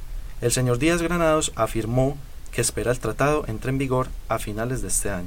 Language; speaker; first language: Spanish; native; Spanish